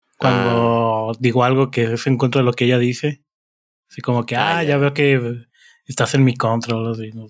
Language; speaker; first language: Spanish; native; Spanish